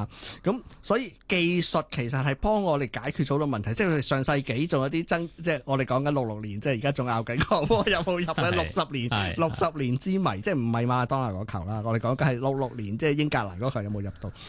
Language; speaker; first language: Cantonese; native; Cantonese